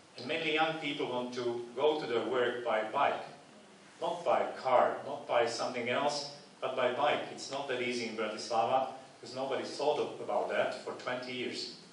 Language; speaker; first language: English; non-native, fluent; Slovak